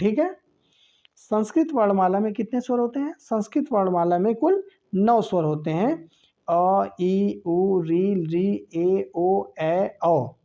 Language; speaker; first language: Hindi; native; Hindi